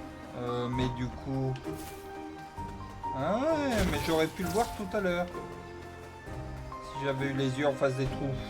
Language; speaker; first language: French; native; French